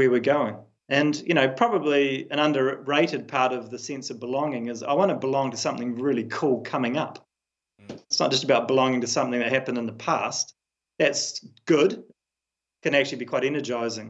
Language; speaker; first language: English; native; English